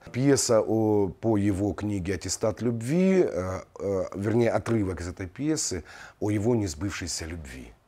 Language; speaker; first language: Russian; non-native, local second language; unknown